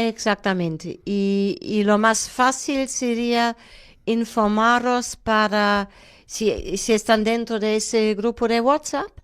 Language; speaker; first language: Spanish; non-native, fluent; German